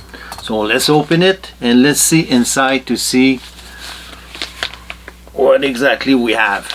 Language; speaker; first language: English; non-native, fluent; French